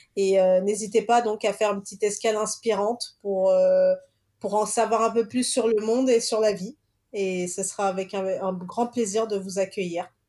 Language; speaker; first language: French; early bilingual, other home language; Portuguese